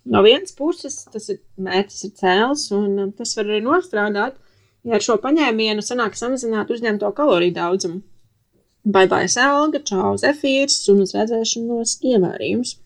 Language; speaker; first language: Latvian; non-native, local second language; Russian